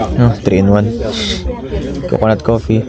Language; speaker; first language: English; non-native, local second language; Filipino